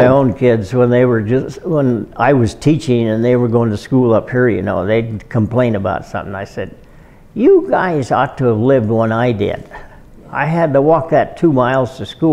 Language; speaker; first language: English; native; English